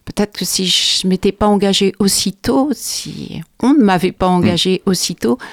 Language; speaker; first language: French; native; French